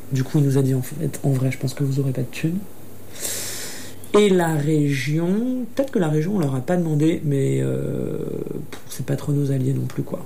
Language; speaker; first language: French; native; French